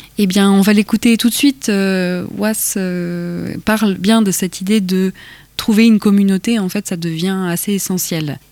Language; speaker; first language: French; native; French